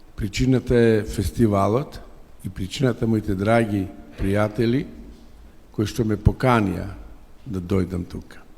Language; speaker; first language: Macedonian; non-native, local second language; Romany